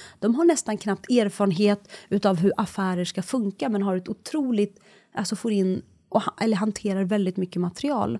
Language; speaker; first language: Swedish; early bilingual, other home language; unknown